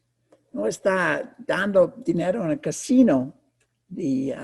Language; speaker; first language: Spanish; non-native, fluent; English